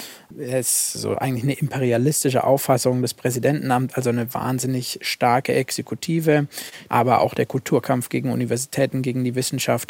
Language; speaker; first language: German; native; German